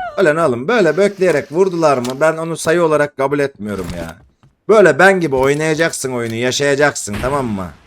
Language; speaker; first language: Turkish; native; Turkish